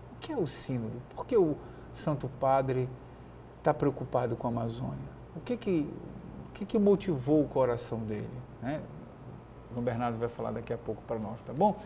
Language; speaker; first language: Portuguese; native; Portuguese